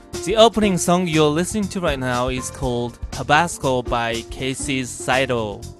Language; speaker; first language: English; non-native, fluent; Japanese